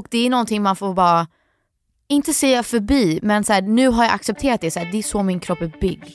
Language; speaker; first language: Swedish; native; Swedish